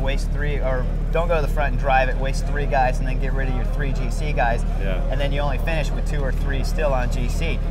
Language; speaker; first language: English; native; English